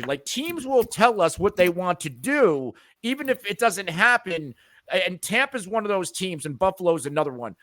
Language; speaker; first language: English; native; English